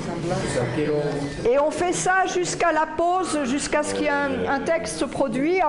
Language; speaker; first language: French; native; French